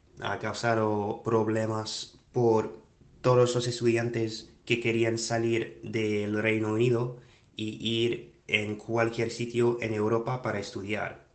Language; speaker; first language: Spanish; non-native, fluent; English